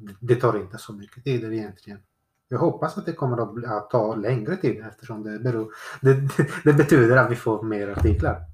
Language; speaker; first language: Swedish; non-native, fluent; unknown